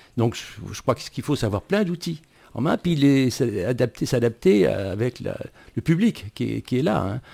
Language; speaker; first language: French; native; French